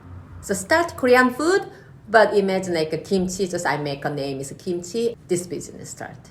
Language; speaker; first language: English; non-native, learner; Korean